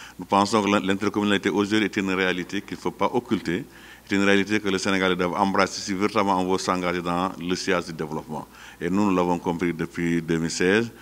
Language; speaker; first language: French; non-native, local second language; Wolof